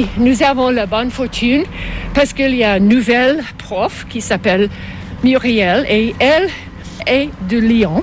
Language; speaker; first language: French; non-native, local second language; English